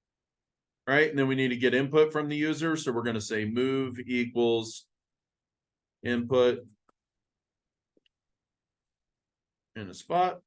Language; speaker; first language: English; native; English